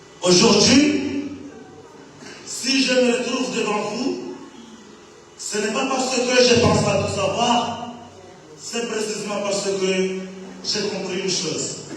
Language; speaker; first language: French; non-native, local second language; Comorian